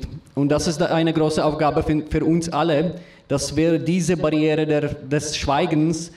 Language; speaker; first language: German; non-native, learner; Czech